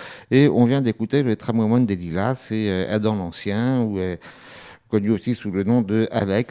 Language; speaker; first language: French; native; French